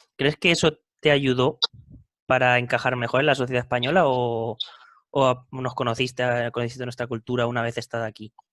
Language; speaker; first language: Spanish; native; Spanish